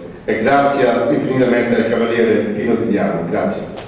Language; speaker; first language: Italian; native; Italian